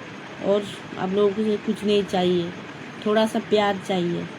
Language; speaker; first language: Hindi; non-native, local second language; Bangla